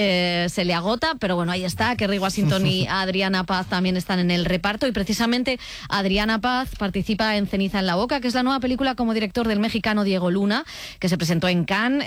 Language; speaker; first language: Spanish; native; Spanish